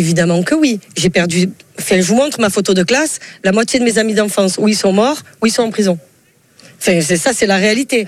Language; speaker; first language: French; native; French